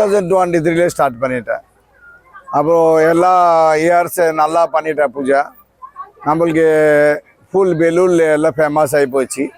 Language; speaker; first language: Tamil; non-native, learner; Bangla